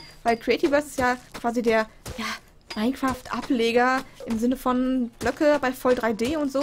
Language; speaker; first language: German; native; German